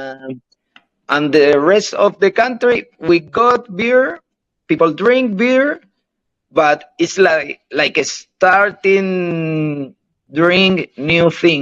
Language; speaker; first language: English; non-native, learner; Spanish